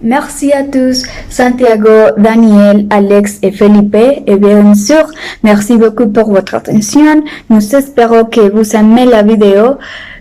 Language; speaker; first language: French; non-native, learner; Spanish